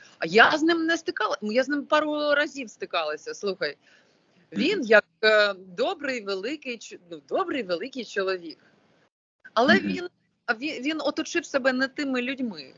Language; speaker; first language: Ukrainian; non-native, local second language; Russian